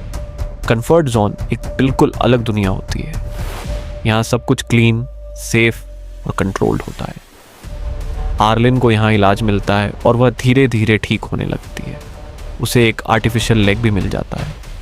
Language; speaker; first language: Hindi; native; Hindi